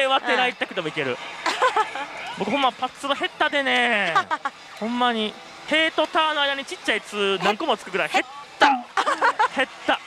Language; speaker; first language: Japanese; native; Japanese